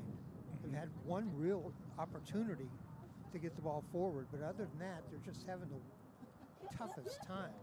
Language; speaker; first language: English; native; English